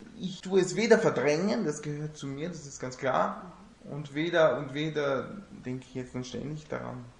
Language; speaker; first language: German; non-native, fluent; Italian